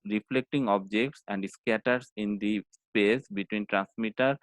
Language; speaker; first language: English; non-native, local second language; Bangla